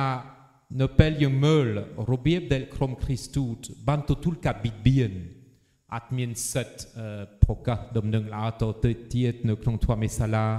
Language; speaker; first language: Khmer; non-native, fluent; French